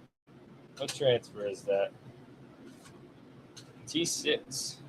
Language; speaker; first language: English; native; English